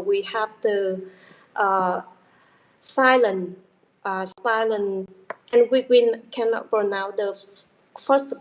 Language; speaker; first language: English; non-native, learner; Vietnamese